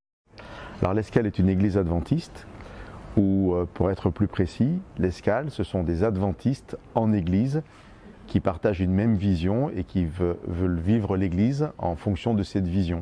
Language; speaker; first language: French; native; French